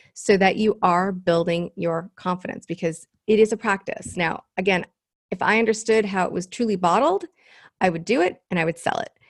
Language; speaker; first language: English; native; English